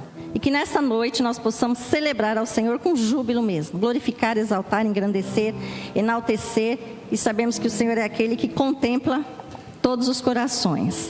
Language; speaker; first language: Portuguese; native; Portuguese